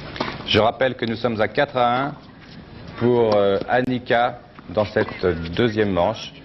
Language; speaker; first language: French; native; French